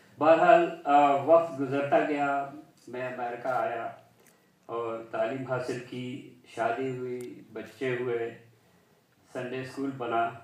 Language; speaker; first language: Urdu; early bilingual, heritage; Urdu